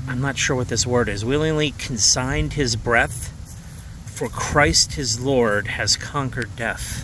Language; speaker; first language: English; native; English